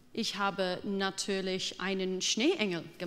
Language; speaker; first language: German; non-native, fluent; English